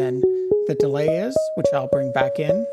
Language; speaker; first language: English; native; English